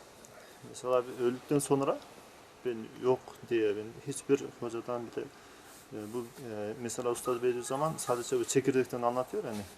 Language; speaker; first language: Turkish; non-native, learner; Kyrgyz